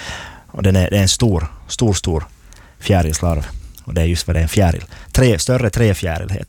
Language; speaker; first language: Swedish; native; Swedish